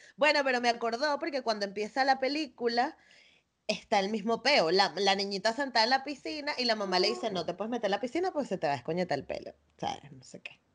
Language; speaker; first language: Spanish; native; Spanish